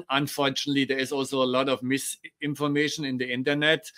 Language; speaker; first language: English; non-native, fluent; German